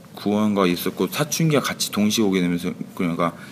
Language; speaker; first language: Korean; early bilingual, heritage; Korean